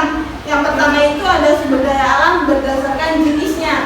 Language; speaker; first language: Indonesian; native; Indonesian